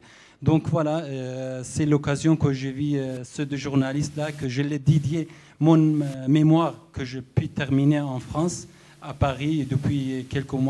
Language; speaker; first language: French; non-native, fluent; Arabic